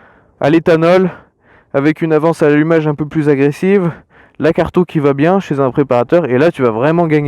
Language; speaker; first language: French; native; French